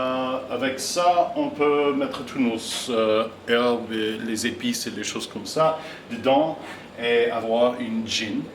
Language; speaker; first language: French; non-native, fluent; English